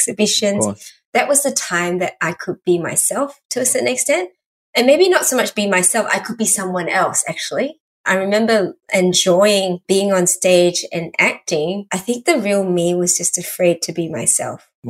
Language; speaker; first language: English; native; English